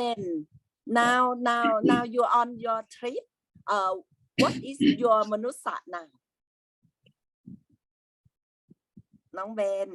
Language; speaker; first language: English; non-native, learner; Thai